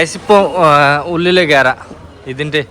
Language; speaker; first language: Malayalam; non-native, learner; Bangla